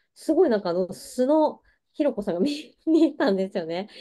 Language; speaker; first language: Japanese; native; Japanese